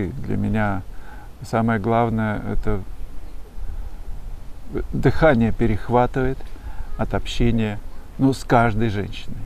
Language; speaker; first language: Russian; native; Russian